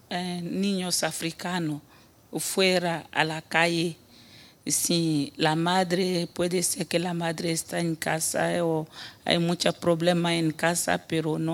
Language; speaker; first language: Spanish; non-native, fluent; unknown